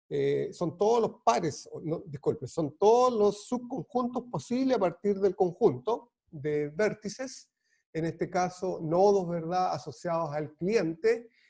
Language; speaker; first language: Spanish; native; Spanish